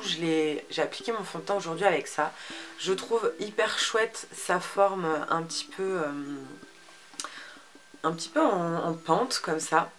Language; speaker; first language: French; native; French